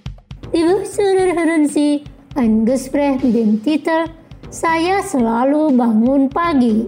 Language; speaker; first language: German; non-native, fluent; Indonesian